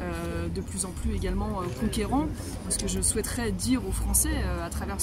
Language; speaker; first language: French; native; French